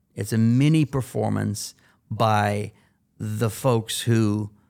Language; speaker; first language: English; native; English